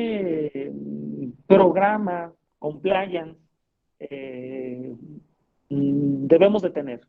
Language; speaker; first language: Spanish; native; Spanish